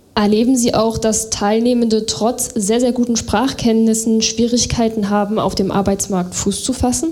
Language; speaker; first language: German; native; German